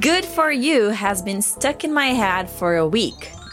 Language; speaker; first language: English; non-native, fluent; Portuguese